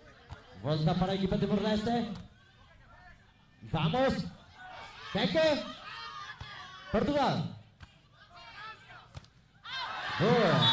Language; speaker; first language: Portuguese; non-native, local second language; Tetum